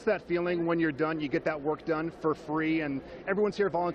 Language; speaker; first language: English; native; English